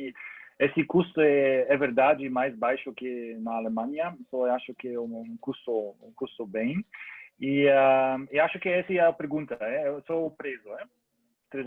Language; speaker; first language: Portuguese; non-native, learner; German